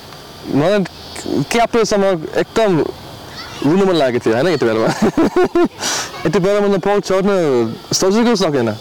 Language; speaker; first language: Nepali; non-native, learner; English